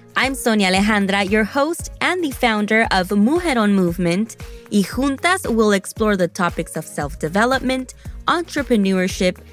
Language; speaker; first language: English; early bilingual, other home language; Spanish